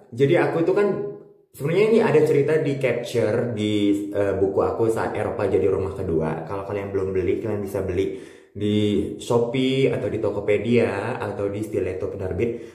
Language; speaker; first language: Indonesian; native; Indonesian